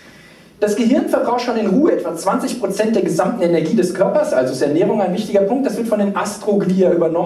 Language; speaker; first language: German; native; German